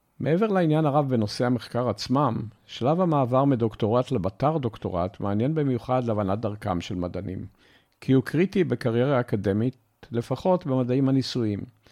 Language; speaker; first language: Hebrew; native; Hebrew